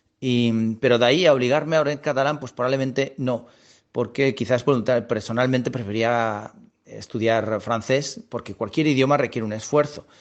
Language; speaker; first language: Spanish; native; Spanish